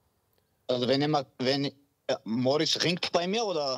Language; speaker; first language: German; non-native, learner; Georgian